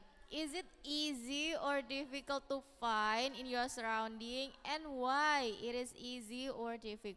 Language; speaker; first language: English; non-native, learner; Indonesian